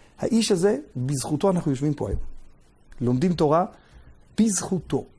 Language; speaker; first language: Hebrew; native; Hebrew